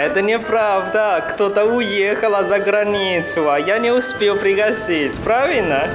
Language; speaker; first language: Russian; non-native, fluent; Chinese